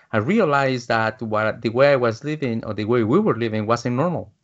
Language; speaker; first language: English; non-native, fluent; Spanish